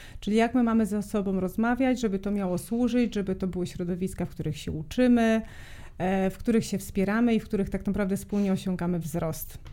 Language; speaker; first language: Polish; non-native, fluent; Serbian